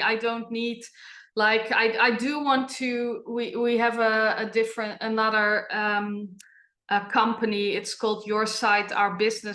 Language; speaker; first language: English; non-native, fluent; Dutch